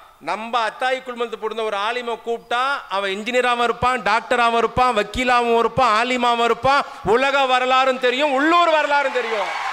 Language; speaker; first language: Tamil; non-native, local second language; Urdu